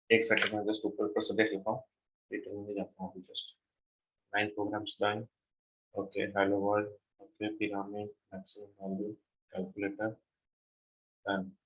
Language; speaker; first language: Hindi; non-native, local second language; Gujarati